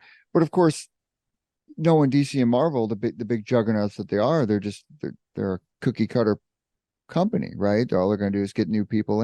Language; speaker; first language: English; native; English